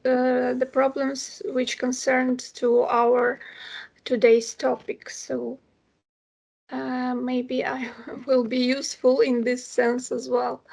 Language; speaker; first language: English; non-native, fluent; Ukrainian